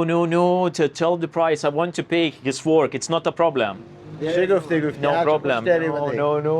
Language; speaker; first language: English; non-native, learner; Lithuanian